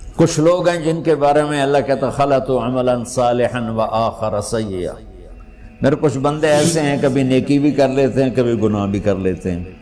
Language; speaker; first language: Urdu; non-native, local second language; Punjabi